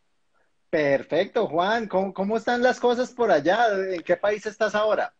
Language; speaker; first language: Spanish; native; Spanish